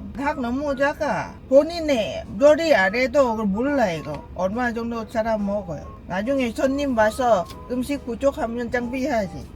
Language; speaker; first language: Korean; non-native, learner; Lao